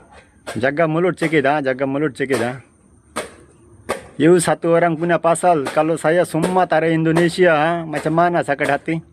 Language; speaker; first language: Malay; non-native, learner; Bangla